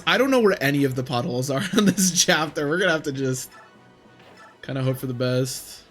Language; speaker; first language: English; native; English